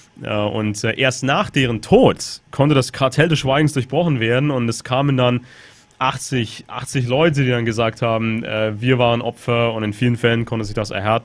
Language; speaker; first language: German; native; German